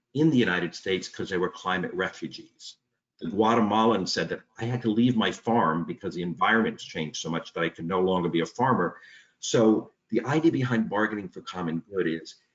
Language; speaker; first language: English; native; English